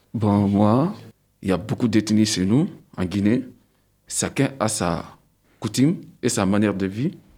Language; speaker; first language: French; non-native, local second language; Susu